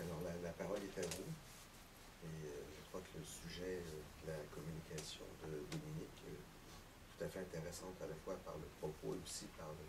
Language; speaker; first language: French; native; French